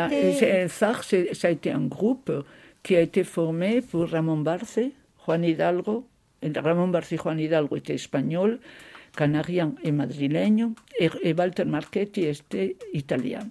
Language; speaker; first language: French; non-native, fluent; Spanish